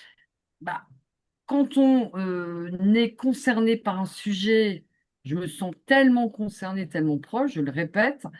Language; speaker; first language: French; native; French